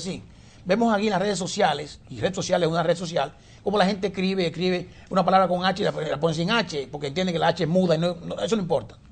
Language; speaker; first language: Spanish; native; Spanish